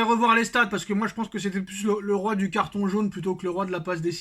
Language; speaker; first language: French; native; French